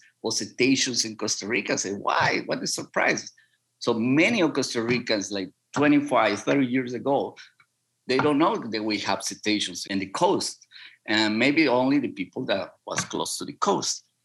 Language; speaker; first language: English; non-native, learner; Spanish